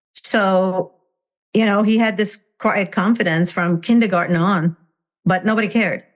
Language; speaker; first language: English; non-native, fluent; Hungarian